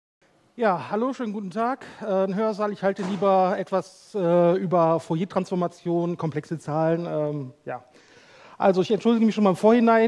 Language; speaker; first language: German; native; German